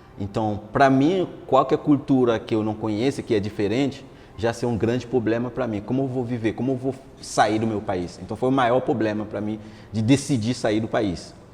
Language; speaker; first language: Portuguese; non-native, fluent; Haitian Creole